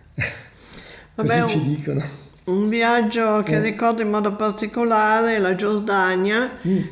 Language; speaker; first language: Italian; native; Italian